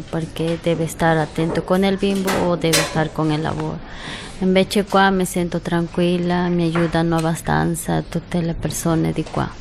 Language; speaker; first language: Italian; non-native, learner; Spanish